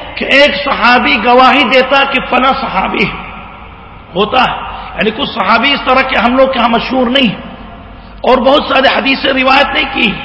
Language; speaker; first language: Urdu; native; Urdu